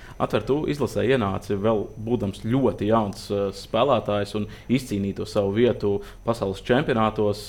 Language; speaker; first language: Latvian; native; Latvian